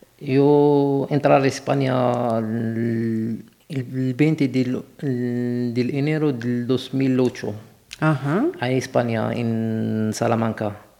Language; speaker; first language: Spanish; non-native, learner; Arabic